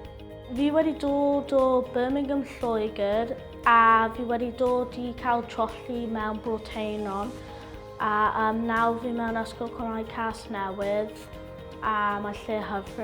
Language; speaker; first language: Welsh; non-native, learner; English